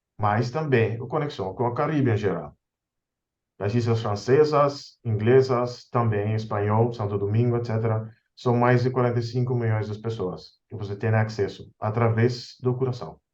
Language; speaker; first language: Portuguese; non-native, fluent; Papiamento